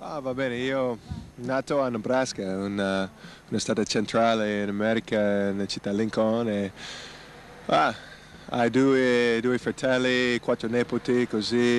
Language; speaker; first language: Italian; non-native, learner; English